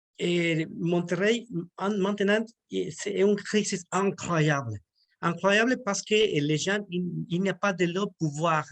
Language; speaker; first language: French; non-native, learner; Spanish